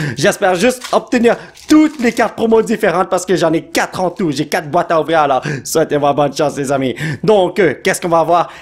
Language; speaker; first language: French; native; French